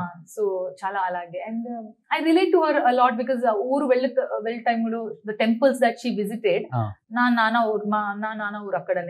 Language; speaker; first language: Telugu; non-native, learner; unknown